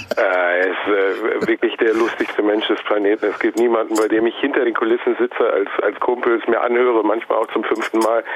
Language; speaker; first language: German; native; German